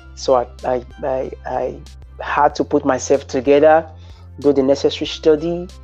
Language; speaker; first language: English; non-native, local second language; Bini